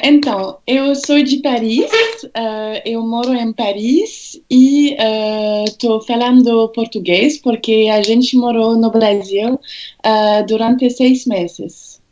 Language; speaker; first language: Portuguese; non-native, fluent; French